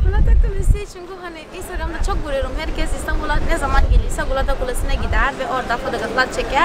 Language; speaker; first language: Turkish; non-native, fluent; Portuguese